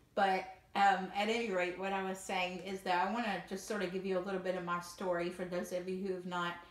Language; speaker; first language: English; native; English